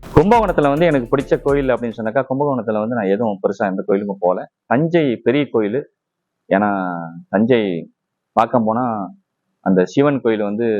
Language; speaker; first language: Tamil; non-native, local second language; Chinese